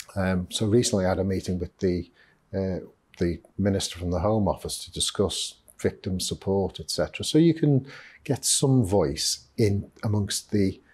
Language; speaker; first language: English; native; English